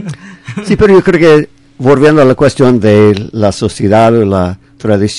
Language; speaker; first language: Spanish; non-native, fluent; English